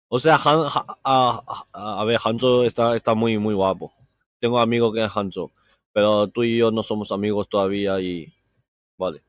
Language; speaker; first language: Spanish; non-native, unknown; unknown